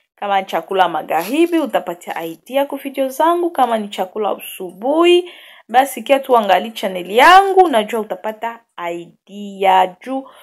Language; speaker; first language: Swahili; native; Swahili